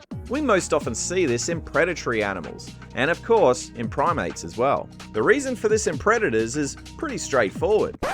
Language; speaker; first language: English; native; English